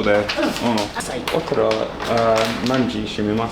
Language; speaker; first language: Japanese; non-native, learner; English